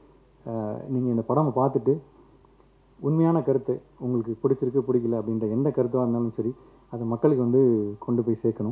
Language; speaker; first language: Tamil; native; Tamil